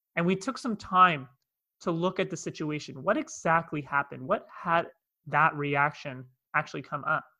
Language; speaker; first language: English; native; English